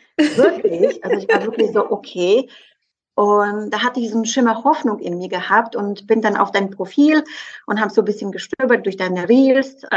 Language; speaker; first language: German; non-native, fluent; Polish